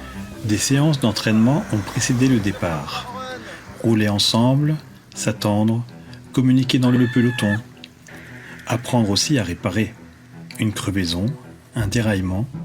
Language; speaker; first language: French; native; French